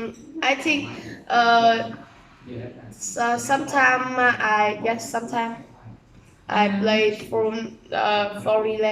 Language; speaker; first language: English; non-native, learner; Vietnamese